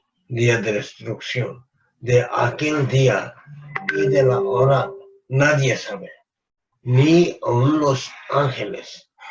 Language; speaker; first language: Spanish; non-native, fluent; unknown